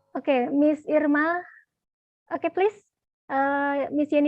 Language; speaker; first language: English; non-native, learner; Indonesian